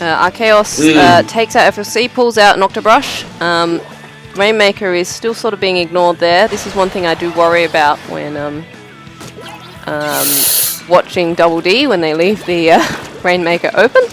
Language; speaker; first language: English; native; English